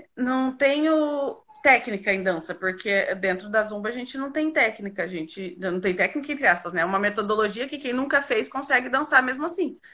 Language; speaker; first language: Portuguese; native; Portuguese